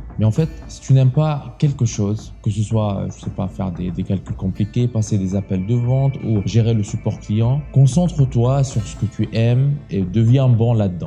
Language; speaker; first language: French; native; French